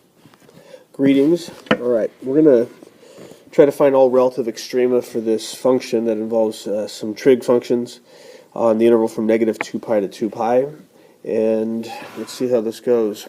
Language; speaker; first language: English; native; English